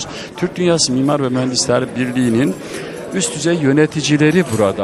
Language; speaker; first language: Turkish; native; Turkish